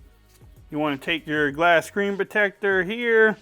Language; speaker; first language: English; native; English